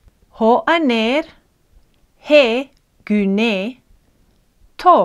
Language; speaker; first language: Greek; non-native, fluent; English